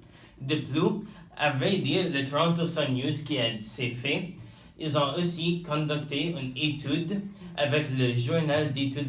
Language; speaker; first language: French; non-native, learner; English